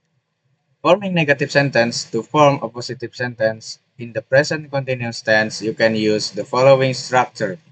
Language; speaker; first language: English; non-native, learner; Indonesian